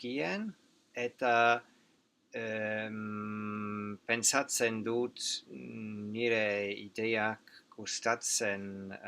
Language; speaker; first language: Basque; non-native, learner; English